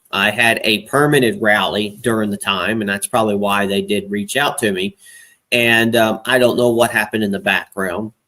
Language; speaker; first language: English; native; English